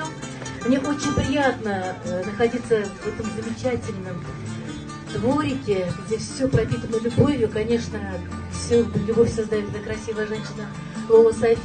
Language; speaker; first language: Russian; native; Russian